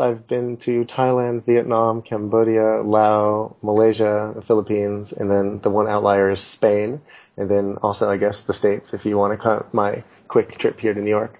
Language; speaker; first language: English; native; English